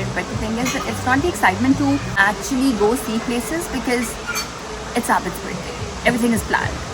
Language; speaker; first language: English; non-native, local second language; Urdu